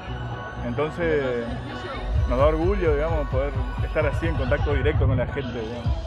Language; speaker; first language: Spanish; native; Spanish